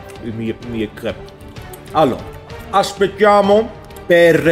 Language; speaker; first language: Italian; non-native, learner; Swedish